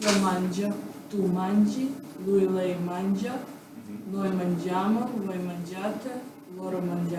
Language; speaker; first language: Italian; non-native, learner; Russian